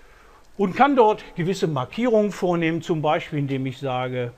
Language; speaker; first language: German; native; German